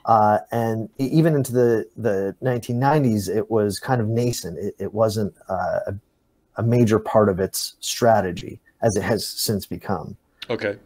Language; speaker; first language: English; native; English